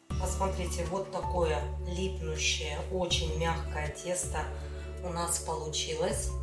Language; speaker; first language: Russian; native; Russian